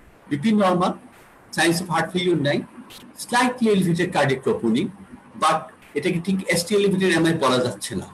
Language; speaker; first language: English; non-native, local second language; Bangla